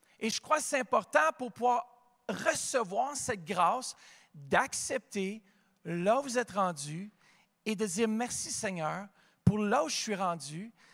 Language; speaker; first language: French; native; French